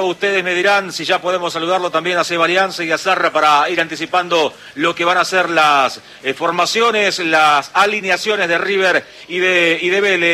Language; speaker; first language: Spanish; native; Spanish